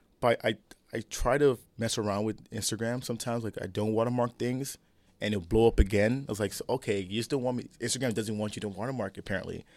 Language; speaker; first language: English; early bilingual, other home language; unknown